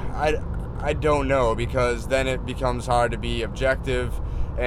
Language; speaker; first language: English; native; English